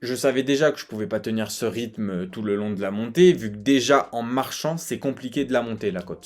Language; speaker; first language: French; native; French